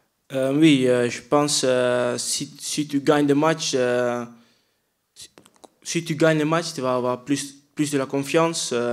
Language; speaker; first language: French; non-native, fluent; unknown